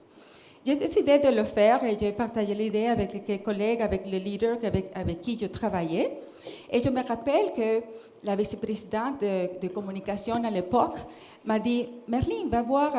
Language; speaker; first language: French; non-native, fluent; Spanish